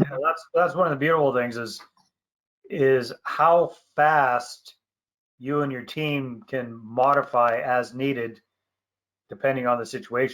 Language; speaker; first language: English; native; English